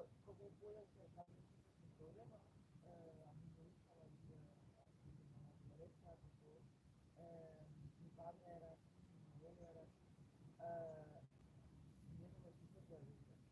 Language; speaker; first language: Spanish; non-native, fluent; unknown